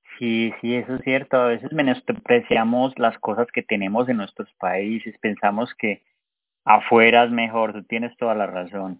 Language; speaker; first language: Spanish; native; Spanish